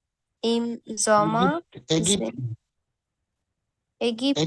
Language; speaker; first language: German; non-native, learner; Bangla